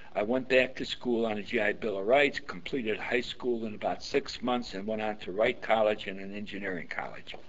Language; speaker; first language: English; early bilingual, other home language; Yiddish